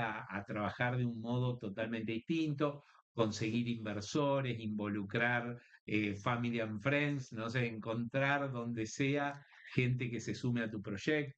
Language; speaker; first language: Spanish; native; Spanish